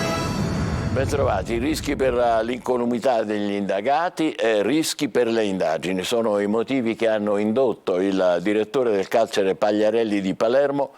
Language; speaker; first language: Italian; native; Italian